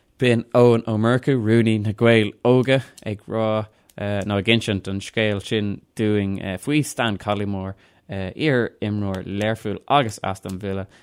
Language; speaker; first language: Irish; non-native, local second language; English